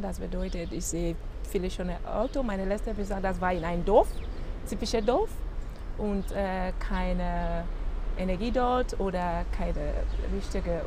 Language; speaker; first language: German; non-native, learner; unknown